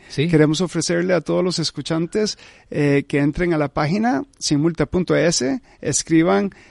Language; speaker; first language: Spanish; early bilingual, heritage; Spanish